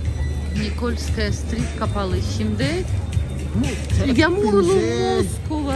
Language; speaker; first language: Turkish; non-native, learner; Russian